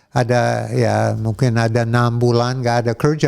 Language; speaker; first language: Indonesian; non-native, fluent; English